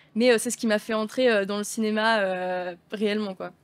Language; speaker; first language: French; native; French